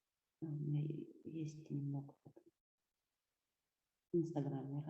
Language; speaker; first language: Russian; non-native, learner; Lithuanian